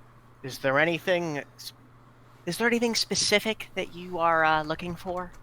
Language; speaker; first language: English; native; English